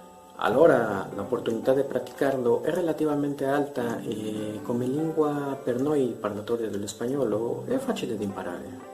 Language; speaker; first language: Italian; non-native, learner; Spanish